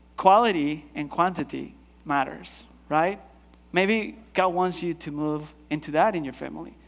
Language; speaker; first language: English; non-native, fluent; Spanish